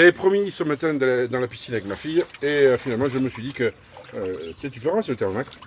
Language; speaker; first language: French; native; French